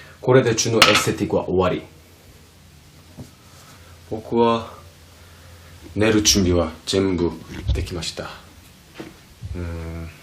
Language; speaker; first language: Japanese; non-native, fluent; Korean